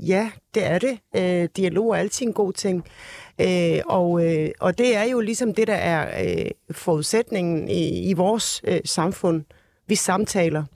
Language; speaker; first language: Danish; early bilingual, other home language; Turkish